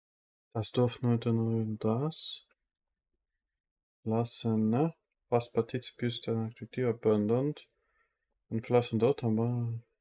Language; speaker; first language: German; non-native, learner; Russian